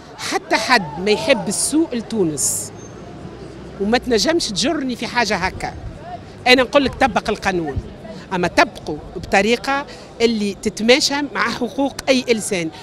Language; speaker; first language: Arabic; native; Arabic